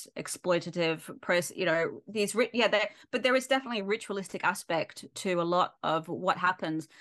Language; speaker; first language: English; native; English